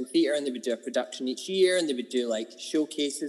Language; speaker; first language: English; native; English